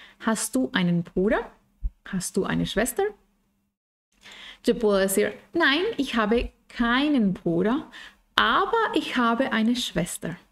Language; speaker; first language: German; non-native, fluent; Spanish